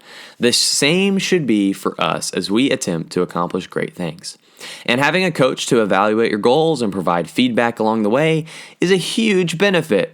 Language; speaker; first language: English; native; English